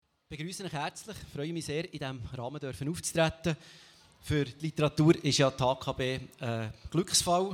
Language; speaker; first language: German; native; German